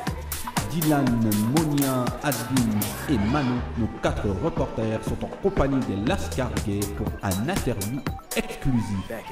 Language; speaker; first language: French; native; French